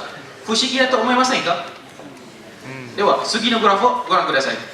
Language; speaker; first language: Japanese; non-native, learner; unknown